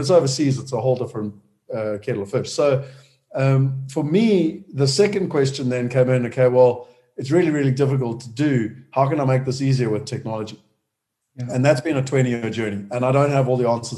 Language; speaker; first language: English; native; English